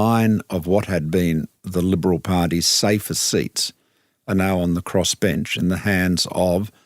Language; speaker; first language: English; native; English